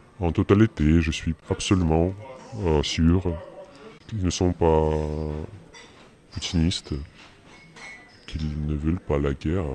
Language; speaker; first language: French; non-native, fluent; Russian